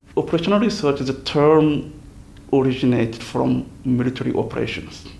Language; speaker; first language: English; non-native, fluent; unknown